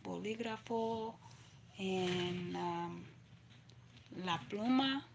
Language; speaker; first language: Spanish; non-native, learner; English